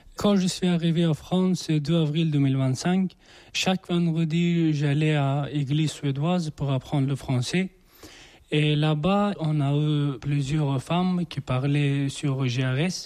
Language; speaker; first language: French; non-native, learner; Persian